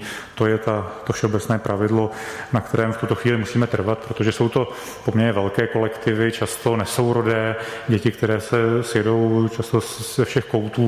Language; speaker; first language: Czech; native; Czech